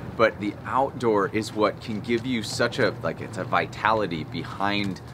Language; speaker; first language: English; native; English